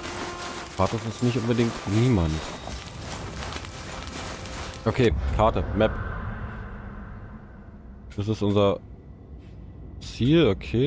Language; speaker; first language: German; native; German